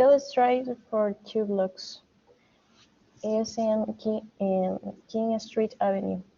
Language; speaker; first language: English; non-native, learner; Spanish